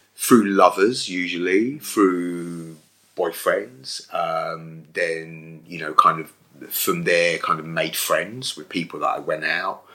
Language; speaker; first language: English; native; English